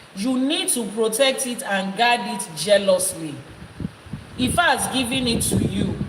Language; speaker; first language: English; non-native, local second language; Yoruba